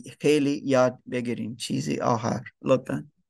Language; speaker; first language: Persian; non-native, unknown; German